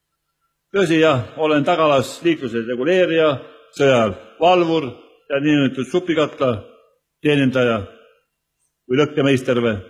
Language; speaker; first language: Estonian; native; Estonian